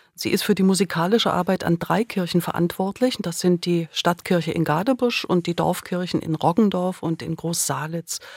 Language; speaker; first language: German; native; German